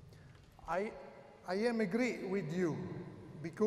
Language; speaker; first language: English; non-native, learner; Italian